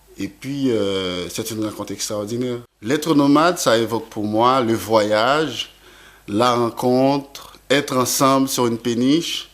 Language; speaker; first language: French; non-native, local second language; Haitian Creole